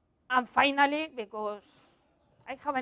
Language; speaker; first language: English; non-native, learner; Spanish